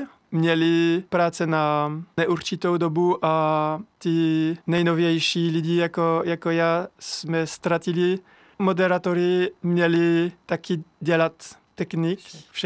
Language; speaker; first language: Czech; non-native, fluent; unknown